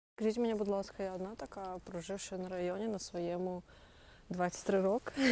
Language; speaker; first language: Ukrainian; non-native, local second language; Russian